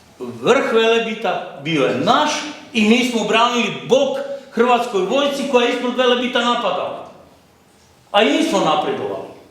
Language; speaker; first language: Croatian; native; Croatian